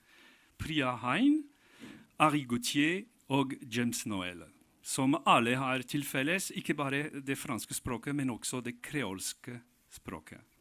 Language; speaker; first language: Norwegian; non-native, fluent; French